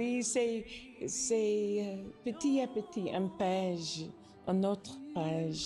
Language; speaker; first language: French; non-native, learner; English